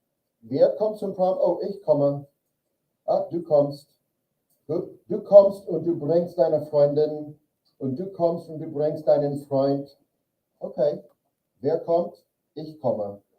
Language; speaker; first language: German; non-native, learner; English